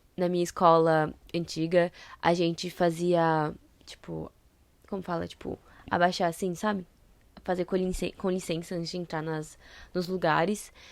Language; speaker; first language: Portuguese; native; Portuguese